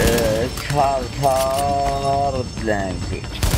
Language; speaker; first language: English; non-native, learner; Arabic